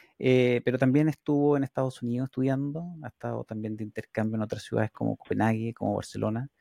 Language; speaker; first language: Spanish; native; Spanish